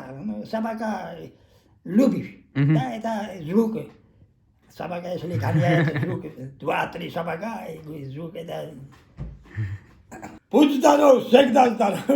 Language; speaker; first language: Russian; non-native, learner; Georgian